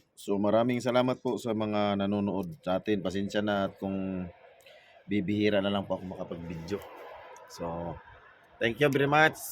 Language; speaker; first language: Filipino; native; Filipino